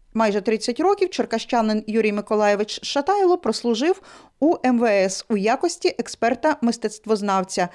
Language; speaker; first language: Ukrainian; native; Ukrainian